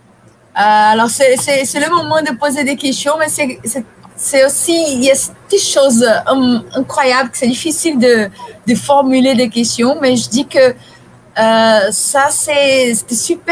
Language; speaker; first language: French; non-native, fluent; Portuguese